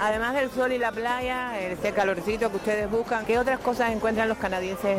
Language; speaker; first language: Spanish; native; Spanish